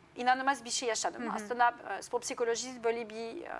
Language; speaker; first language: Turkish; non-native, fluent; French